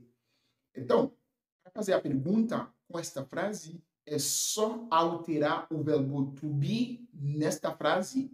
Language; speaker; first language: Portuguese; non-native, fluent; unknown